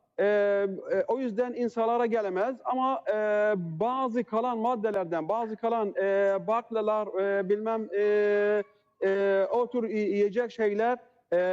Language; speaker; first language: Turkish; non-native, learner; Arabic